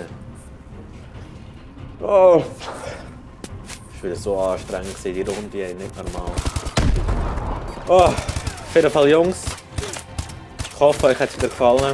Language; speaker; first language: German; native; German